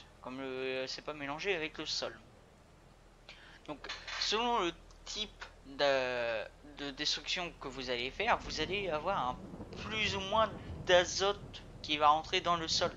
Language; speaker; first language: French; native; French